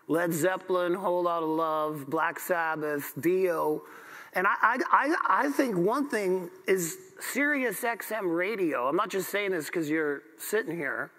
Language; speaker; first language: English; native; English